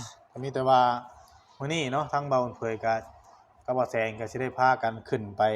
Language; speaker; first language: Thai; non-native, local second language; Lao